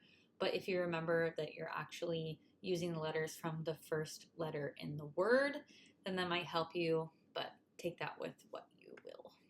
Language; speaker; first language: English; native; English